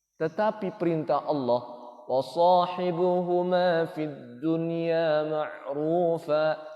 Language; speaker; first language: Malay; native; Malay